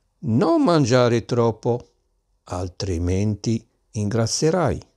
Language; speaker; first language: Italian; non-native, learner; Arabic